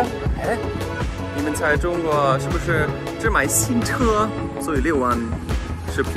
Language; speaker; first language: Chinese; non-native, fluent; German